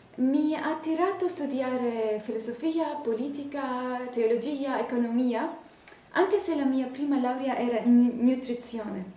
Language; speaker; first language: Italian; non-native, fluent; Arabic